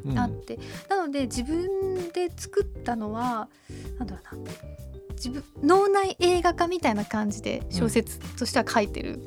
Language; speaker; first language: Japanese; native; Japanese